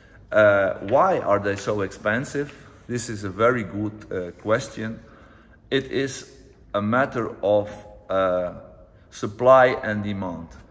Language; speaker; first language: English; non-native, fluent; Dutch